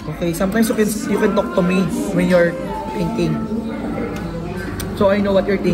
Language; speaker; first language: English; non-native, learner; Filipino